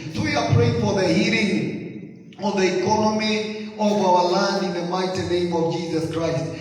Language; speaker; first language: English; non-native, local second language; Swahili